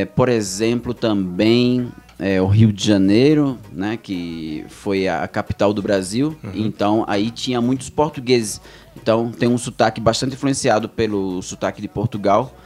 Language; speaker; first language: Portuguese; native; Portuguese